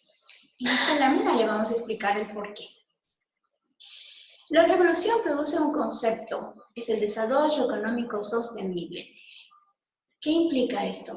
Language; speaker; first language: Spanish; native; Spanish